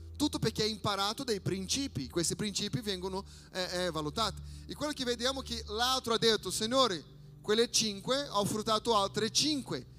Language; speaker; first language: Italian; non-native, fluent; Portuguese